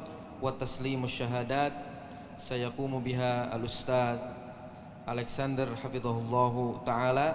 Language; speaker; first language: Arabic; non-native, fluent; Indonesian